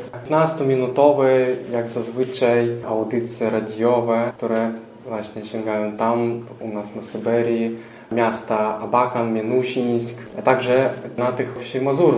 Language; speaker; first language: Polish; early bilingual, heritage; Polish